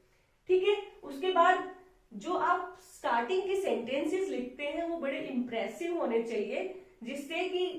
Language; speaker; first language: Hindi; native; Hindi